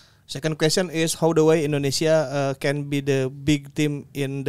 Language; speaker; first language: English; non-native, learner; Indonesian